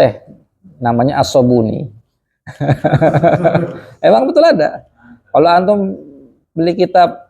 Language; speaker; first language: Indonesian; native; Indonesian